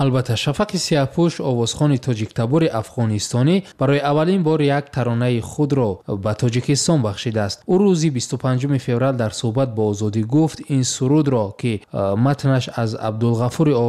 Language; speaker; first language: Tajik; native; Tajik